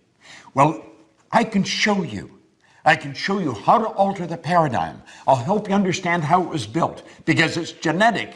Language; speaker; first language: English; native; English